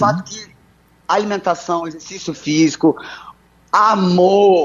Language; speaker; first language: Portuguese; native; Portuguese